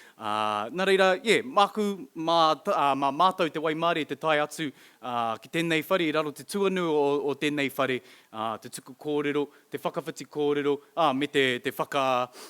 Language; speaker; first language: Māori; non-native, local second language; English